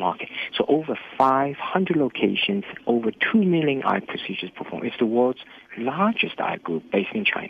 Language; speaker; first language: English; non-native, fluent; Chinese